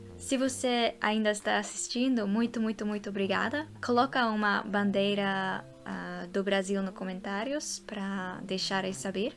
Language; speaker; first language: Portuguese; non-native, fluent; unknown